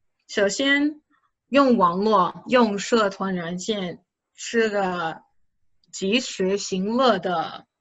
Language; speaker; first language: Chinese; non-native, fluent; English